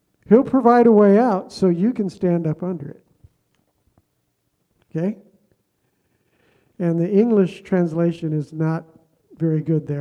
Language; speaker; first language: English; native; English